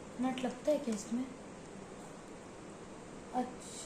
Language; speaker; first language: Hindi; native; Hindi